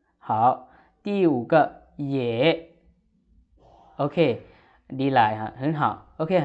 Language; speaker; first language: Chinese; non-native, fluent; Lao